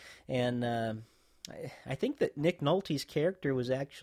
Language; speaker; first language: English; native; English